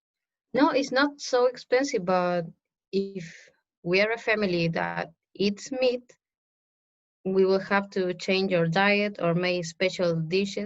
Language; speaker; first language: English; non-native, learner; Spanish